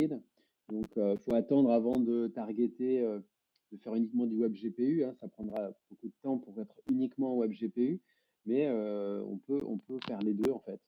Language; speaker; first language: French; native; French